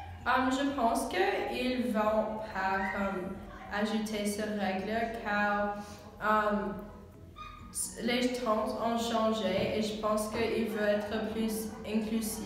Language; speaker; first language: French; non-native, learner; English